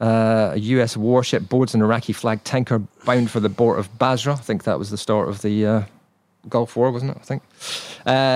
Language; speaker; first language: English; native; English